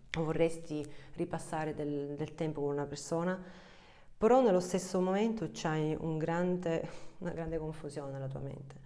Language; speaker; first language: Italian; early bilingual, heritage; Italian